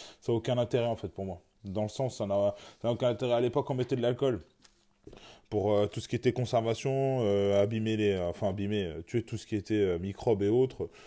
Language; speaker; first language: French; native; French